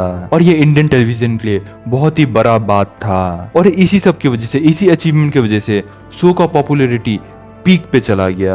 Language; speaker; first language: Hindi; non-native, local second language; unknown